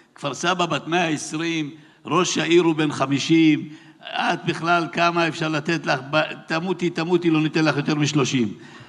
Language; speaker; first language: Hebrew; native; Hebrew